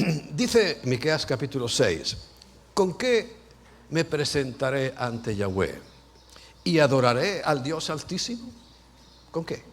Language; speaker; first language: Spanish; native; Spanish